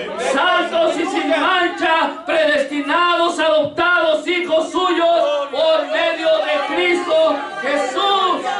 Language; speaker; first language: Spanish; native; Spanish